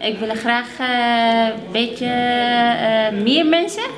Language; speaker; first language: Dutch; non-native, learner; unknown